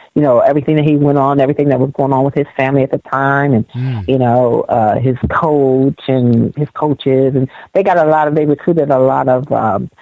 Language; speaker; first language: English; native; English